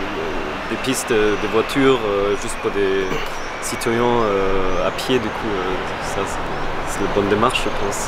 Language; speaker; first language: French; non-native, fluent; German